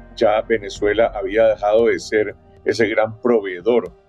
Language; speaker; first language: Spanish; native; Spanish